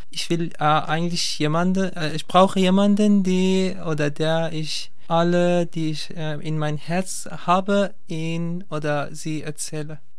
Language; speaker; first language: German; non-native, learner; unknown